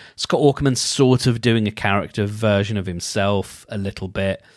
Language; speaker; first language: English; native; English